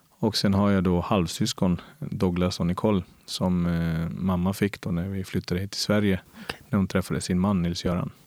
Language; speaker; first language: Swedish; early bilingual, other home language; Spanish